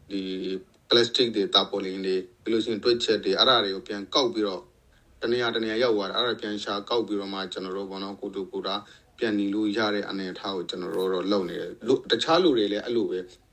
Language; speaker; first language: Burmese; native; Burmese